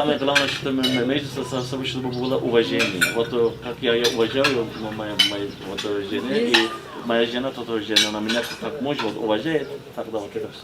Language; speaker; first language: Russian; non-native, fluent; Turkish